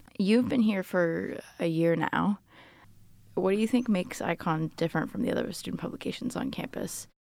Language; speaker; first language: English; early bilingual, other home language; Portuguese